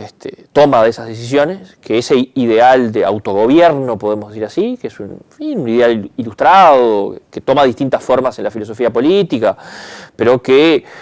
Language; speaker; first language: Spanish; native; Spanish